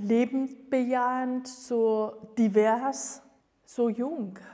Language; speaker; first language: German; non-native, fluent; Persian